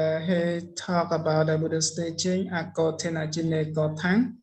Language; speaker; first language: English; non-native, learner; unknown